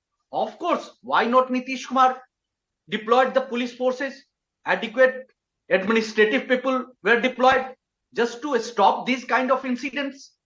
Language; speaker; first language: English; non-native, local second language; Hindi